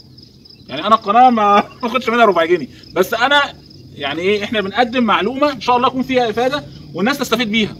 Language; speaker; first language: Arabic; native; Arabic